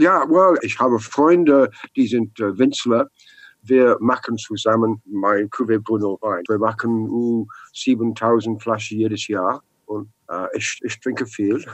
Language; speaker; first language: German; non-native, learner; English